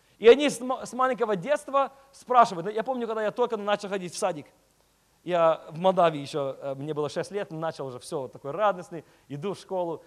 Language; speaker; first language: Russian; early bilingual, heritage; Russian